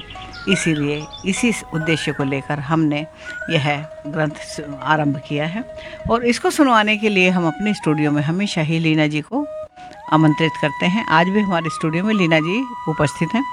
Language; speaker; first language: Hindi; native; Hindi